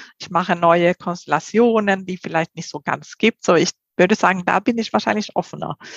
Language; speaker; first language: German; non-native, fluent; Swedish